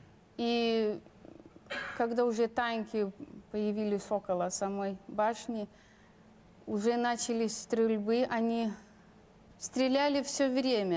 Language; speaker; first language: Russian; non-native, local second language; Lithuanian